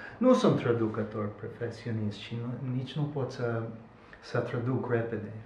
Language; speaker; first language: Romanian; non-native, fluent; English